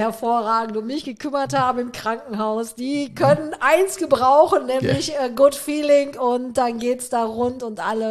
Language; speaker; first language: German; native; German